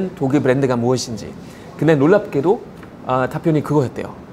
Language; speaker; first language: Korean; non-native, fluent; German